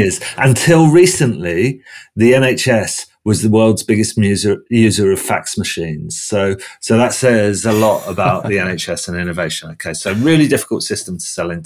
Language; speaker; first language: English; native; English